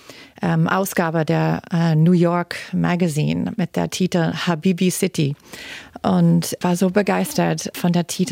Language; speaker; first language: German; non-native, fluent; English